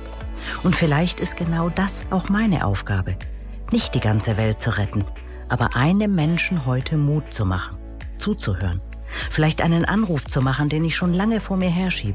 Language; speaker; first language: German; native; German